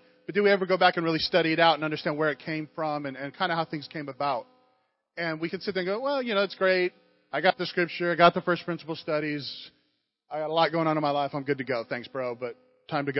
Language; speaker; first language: English; native; English